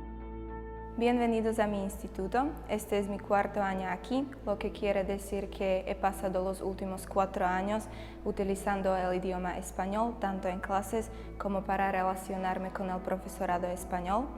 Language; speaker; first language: Spanish; non-native, fluent; Slovak